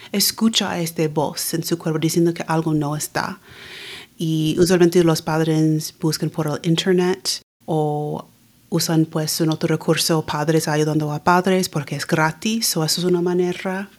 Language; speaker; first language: Spanish; early bilingual, heritage; Spanish